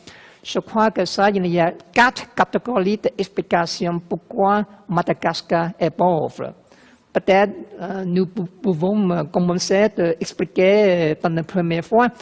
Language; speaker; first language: French; non-native, learner; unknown